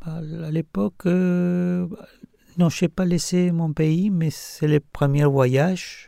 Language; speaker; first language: French; non-native, fluent; Spanish